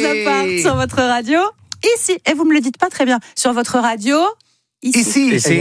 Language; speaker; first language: French; native; French